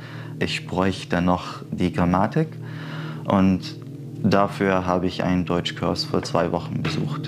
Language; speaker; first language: German; non-native, fluent; Arabic